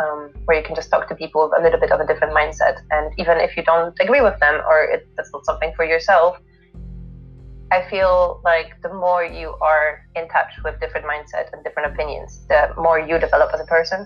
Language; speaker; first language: English; non-native, fluent; Polish